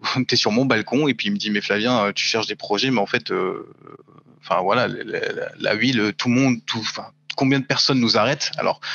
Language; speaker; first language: French; native; French